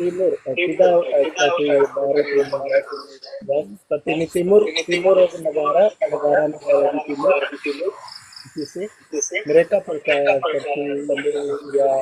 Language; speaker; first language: Indonesian; non-native, learner; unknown